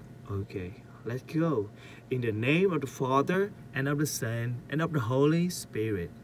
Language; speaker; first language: English; non-native, learner; Vietnamese